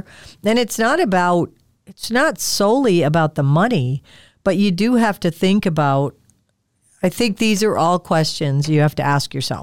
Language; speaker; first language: English; native; English